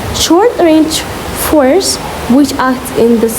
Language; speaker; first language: English; non-native, local second language; Amharic